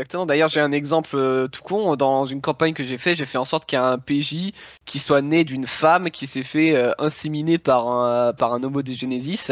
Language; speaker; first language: French; native; French